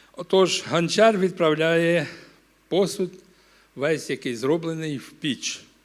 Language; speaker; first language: Ukrainian; non-native, local second language; Russian